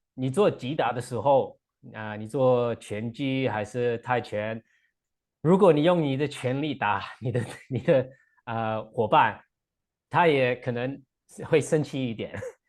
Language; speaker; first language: Chinese; non-native, fluent; English